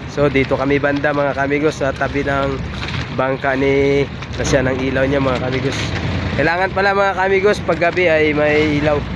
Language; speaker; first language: Filipino; non-native, local second language; Cebuano